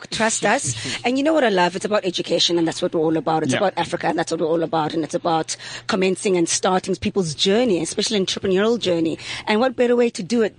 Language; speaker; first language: English; non-native, local second language; Xhosa